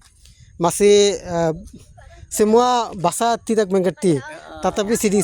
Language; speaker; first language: Indonesian; non-native, learner; Bangla